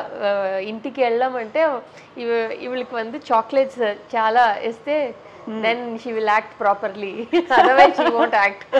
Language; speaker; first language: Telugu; non-native, local second language; Tamil